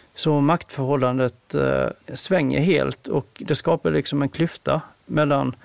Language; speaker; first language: Swedish; native; Swedish